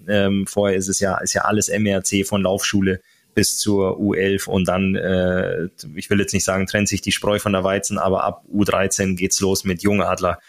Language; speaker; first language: German; native; German